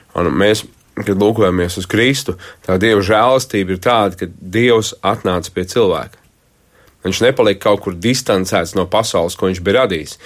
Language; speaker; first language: Latvian; native; Latvian